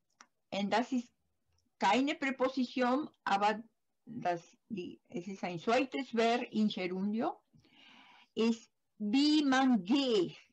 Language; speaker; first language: German; non-native, learner; Spanish